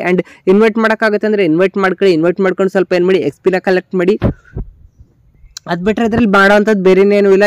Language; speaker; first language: Kannada; native; Kannada